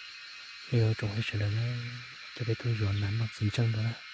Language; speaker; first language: Thai; non-native, local second language; Hmong